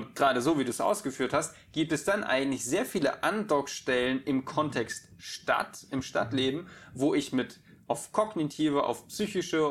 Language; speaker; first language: German; native; German